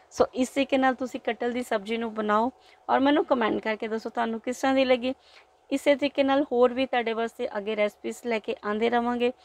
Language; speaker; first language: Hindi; non-native, local second language; Punjabi